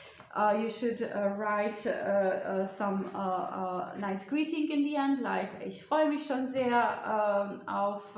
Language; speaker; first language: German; non-native, fluent; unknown